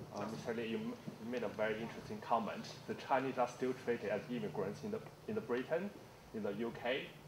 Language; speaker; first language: English; non-native, fluent; Chinese